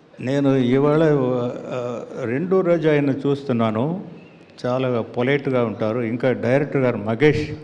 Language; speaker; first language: Telugu; non-native, learner; Tamil